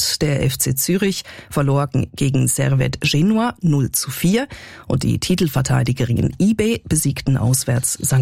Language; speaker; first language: German; native; German